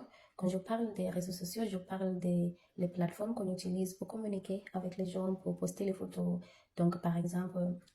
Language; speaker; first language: French; non-native, learner; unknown